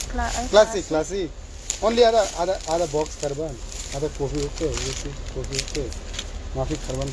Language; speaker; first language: English; non-native, learner; Kannada